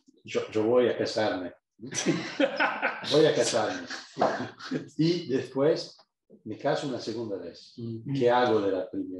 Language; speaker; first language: Spanish; non-native, fluent; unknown